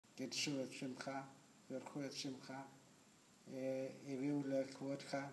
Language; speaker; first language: Hebrew; non-native, fluent; Amharic